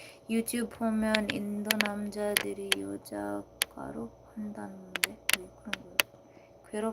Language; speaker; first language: Korean; non-native, learner; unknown